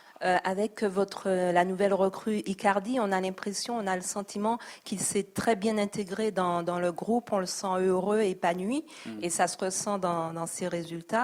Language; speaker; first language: French; native; French